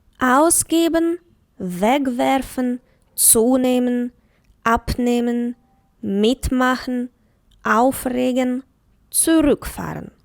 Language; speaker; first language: German; non-native, fluent; Ukrainian